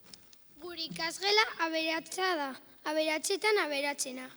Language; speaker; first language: Basque; non-native, local second language; Spanish